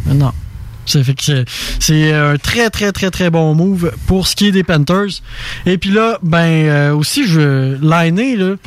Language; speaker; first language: French; native; French